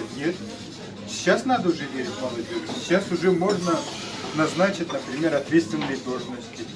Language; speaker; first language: Russian; non-native, local second language; Yakut